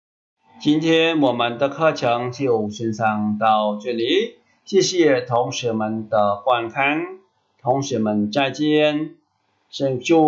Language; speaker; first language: Chinese; non-native, fluent; Khmer